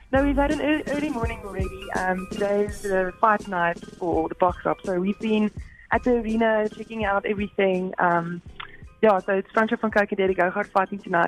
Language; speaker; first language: English; non-native, local second language; Afrikaans